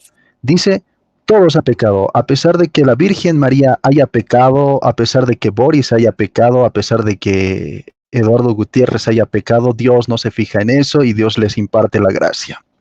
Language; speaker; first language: Spanish; native; Spanish